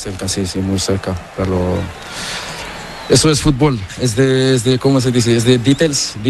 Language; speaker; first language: Spanish; non-native, learner; Portuguese